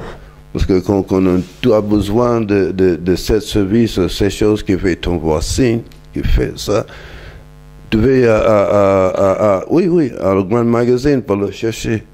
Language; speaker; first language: French; non-native, learner; English